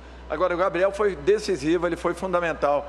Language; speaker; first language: Portuguese; native; Portuguese